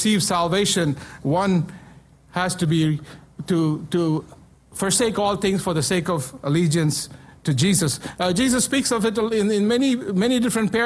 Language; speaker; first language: English; non-native, local second language; Malayalam